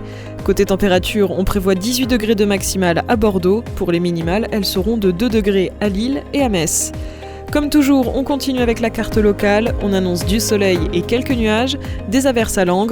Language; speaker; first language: French; native; French